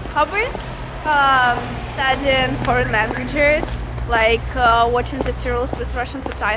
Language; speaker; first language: English; non-native, fluent; Russian